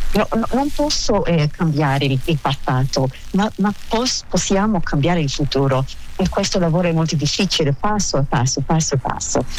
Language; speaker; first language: Italian; non-native, learner; Hebrew